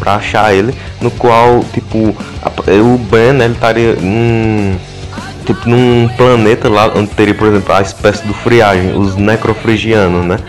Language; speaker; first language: Portuguese; native; Portuguese